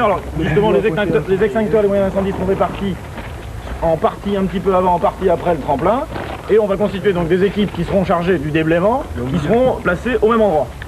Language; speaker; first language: French; native; French